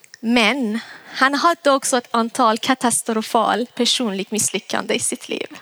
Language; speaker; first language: Swedish; non-native, fluent; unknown